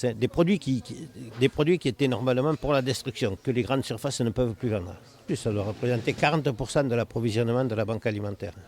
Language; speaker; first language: French; native; French